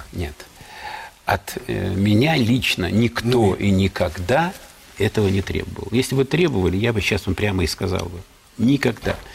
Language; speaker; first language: Russian; native; Russian